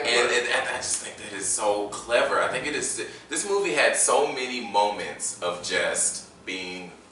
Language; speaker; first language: English; native; English